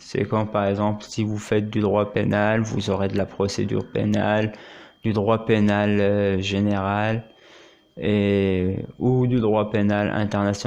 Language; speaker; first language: French; non-native, local second language; Arabic